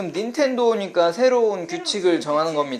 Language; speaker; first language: Korean; native; Korean